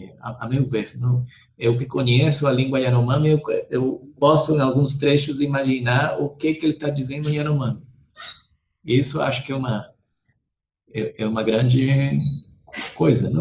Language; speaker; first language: Portuguese; non-native, fluent; Spanish